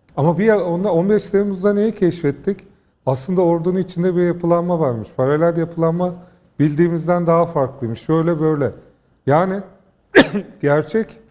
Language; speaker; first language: Turkish; native; Turkish